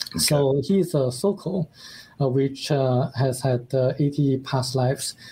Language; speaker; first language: English; non-native, fluent; Chinese